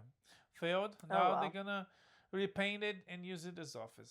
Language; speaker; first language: English; non-native, fluent; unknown